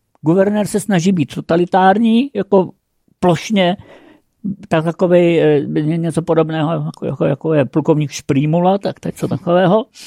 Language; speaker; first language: Czech; native; Czech